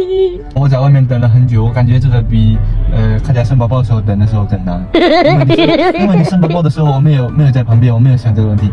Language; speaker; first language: Chinese; native; Chinese